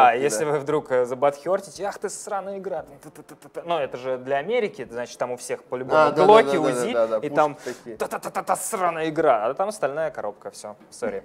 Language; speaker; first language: Russian; native; Russian